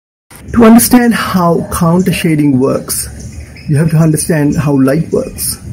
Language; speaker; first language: English; non-native, local second language; Sinhala